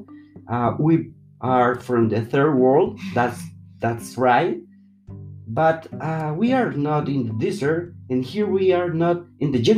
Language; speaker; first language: English; non-native, learner; Spanish